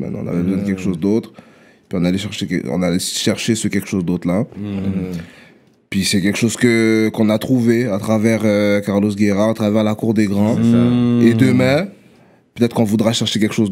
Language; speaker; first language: French; native; French